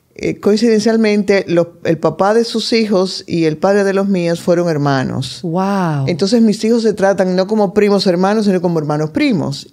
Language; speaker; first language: Spanish; native; Spanish